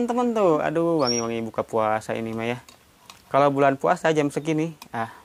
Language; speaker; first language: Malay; non-native, local second language; Sundanese